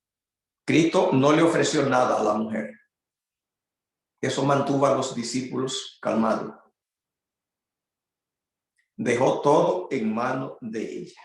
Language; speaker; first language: Spanish; native; Spanish